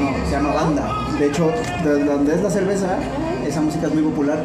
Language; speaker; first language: Spanish; native; Spanish